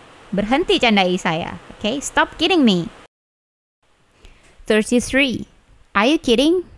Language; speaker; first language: English; non-native, fluent; Indonesian